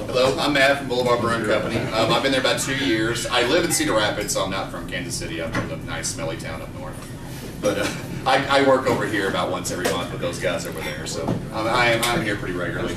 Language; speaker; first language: English; native; English